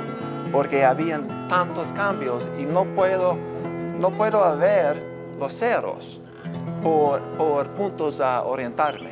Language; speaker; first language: Spanish; non-native, learner; English